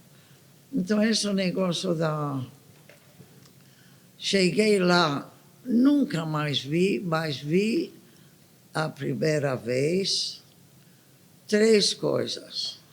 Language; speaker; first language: Portuguese; non-native, fluent; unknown